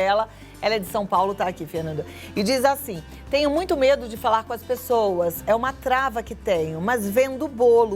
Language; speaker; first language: Portuguese; native; Portuguese